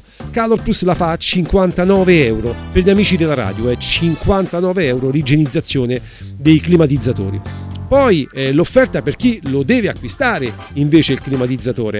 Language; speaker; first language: Italian; native; Italian